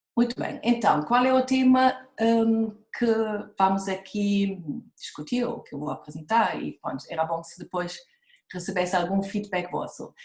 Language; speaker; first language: Portuguese; non-native, fluent; German